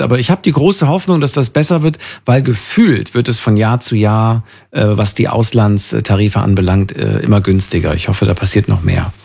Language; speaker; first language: German; native; German